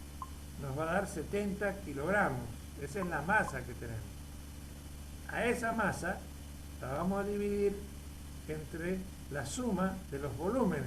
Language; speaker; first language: Spanish; native; Spanish